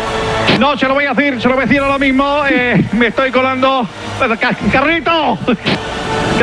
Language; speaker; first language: Spanish; native; Spanish